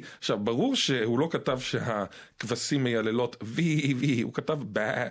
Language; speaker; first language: Hebrew; native; Hebrew